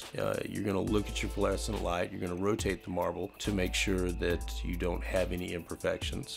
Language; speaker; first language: English; native; English